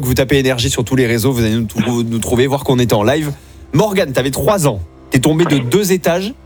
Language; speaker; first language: French; native; French